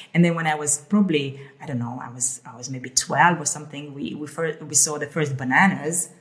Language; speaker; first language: English; early bilingual, other home language; Hungarian